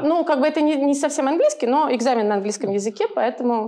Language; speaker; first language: Russian; native; Russian